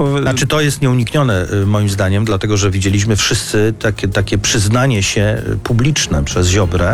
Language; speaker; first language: Polish; native; Polish